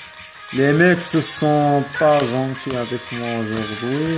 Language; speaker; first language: French; non-native, fluent; Arabic